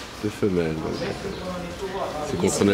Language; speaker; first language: French; native; French